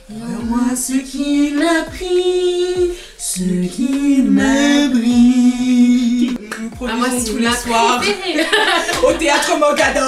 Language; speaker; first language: French; native; French